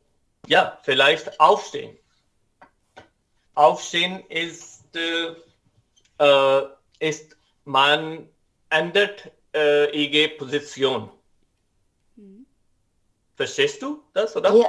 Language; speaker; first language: German; non-native, learner; Urdu